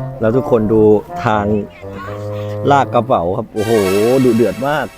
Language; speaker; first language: Thai; native; Thai